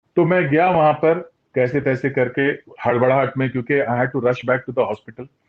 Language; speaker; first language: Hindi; non-native, local second language; Tulu